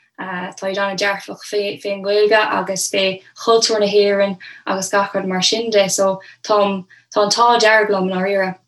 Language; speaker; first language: Irish; native; Irish